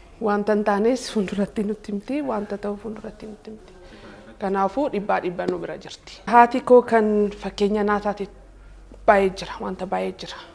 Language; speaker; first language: Oromo; early bilingual, heritage; Oromo